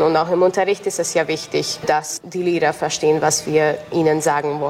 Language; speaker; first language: German; non-native, local second language; Hungarian